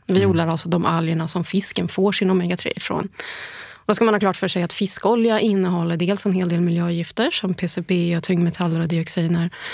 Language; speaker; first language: Swedish; early bilingual, heritage; Swedish